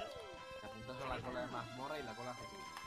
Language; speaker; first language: Spanish; native; Spanish